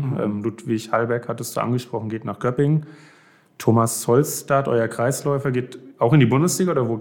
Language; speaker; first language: German; native; German